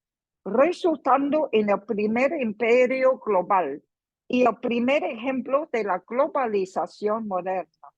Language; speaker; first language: Spanish; non-native, fluent; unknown